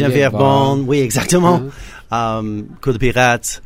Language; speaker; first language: French; non-native, learner; English